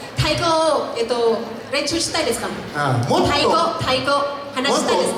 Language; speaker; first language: Japanese; non-native, learner; Thai